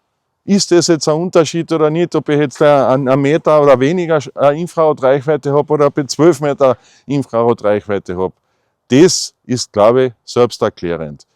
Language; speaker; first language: German; native; German